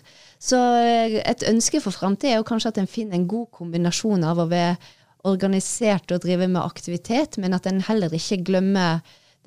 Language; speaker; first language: Norwegian; native; Norwegian